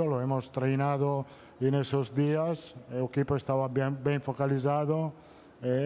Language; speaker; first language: Portuguese; non-native, fluent; Italian